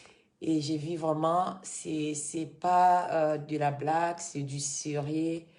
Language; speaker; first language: French; non-native, fluent; Lingala